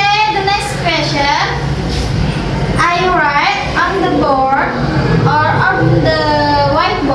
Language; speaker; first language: English; non-native, learner; Indonesian